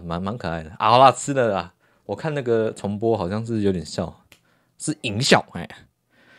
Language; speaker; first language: Chinese; native; Chinese